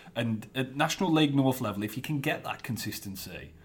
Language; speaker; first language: English; native; English